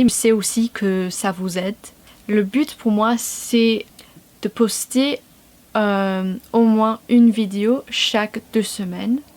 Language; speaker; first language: French; non-native, fluent; English